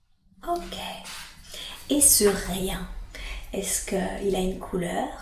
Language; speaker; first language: French; native; French